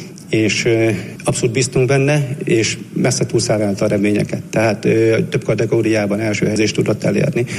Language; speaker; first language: Hungarian; native; Hungarian